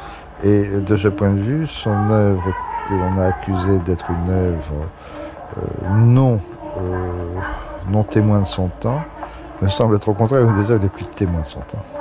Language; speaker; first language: French; native; French